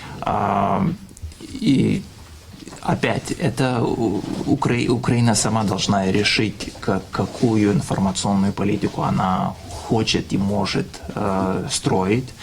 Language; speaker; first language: Russian; non-native, fluent; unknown